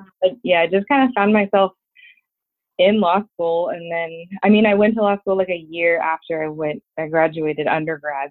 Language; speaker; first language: English; native; English